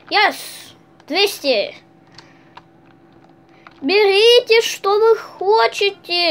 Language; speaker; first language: Russian; early bilingual, heritage; Russian